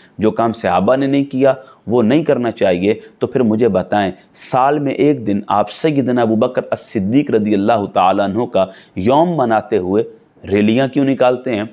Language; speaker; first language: Urdu; non-native, local second language; Punjabi